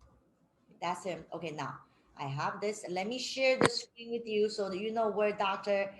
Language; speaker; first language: English; non-native, fluent; Chinese